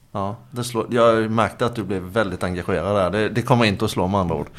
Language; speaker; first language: Swedish; native; Swedish